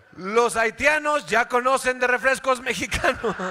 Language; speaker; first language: Spanish; native; Spanish